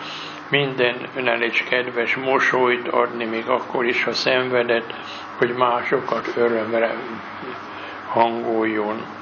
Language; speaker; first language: Hungarian; native; Hungarian